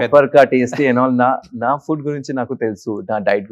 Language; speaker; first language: Telugu; non-native, learner; Hindi